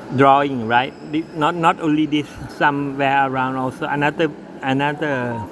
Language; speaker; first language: English; non-native, learner; Thai